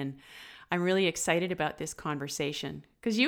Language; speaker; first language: English; native; English